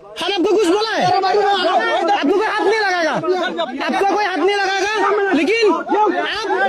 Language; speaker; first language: Hindi; non-native, learner; Bangla